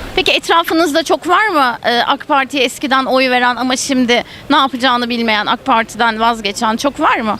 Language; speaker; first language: Turkish; native; Turkish